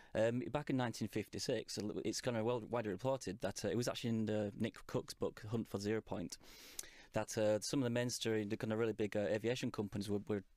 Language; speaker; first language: English; native; English